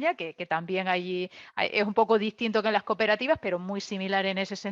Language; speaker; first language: Spanish; native; Spanish